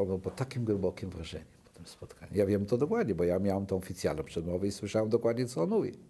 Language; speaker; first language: Polish; early bilingual, other home language; Yiddish